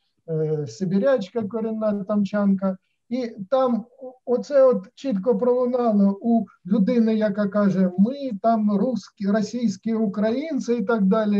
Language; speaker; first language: Ukrainian; native; Ukrainian